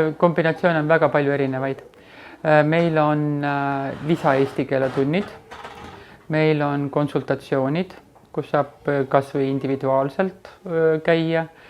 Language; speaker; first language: Estonian; non-native, local second language; Russian